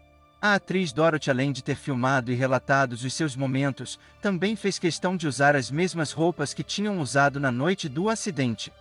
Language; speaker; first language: Portuguese; native; Portuguese